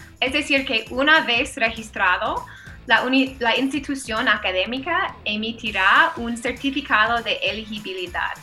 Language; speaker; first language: Spanish; non-native, fluent; English